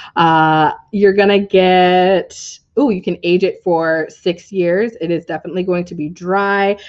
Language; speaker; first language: English; native; English